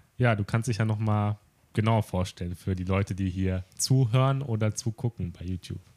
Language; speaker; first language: German; native; German